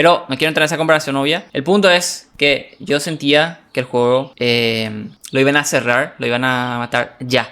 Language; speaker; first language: Spanish; native; Spanish